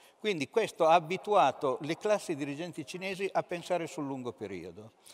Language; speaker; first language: Italian; native; Italian